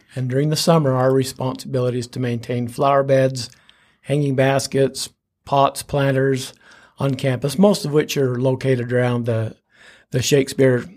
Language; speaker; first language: English; native; English